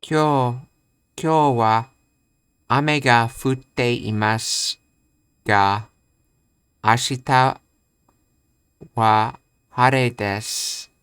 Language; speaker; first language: Japanese; non-native, learner; English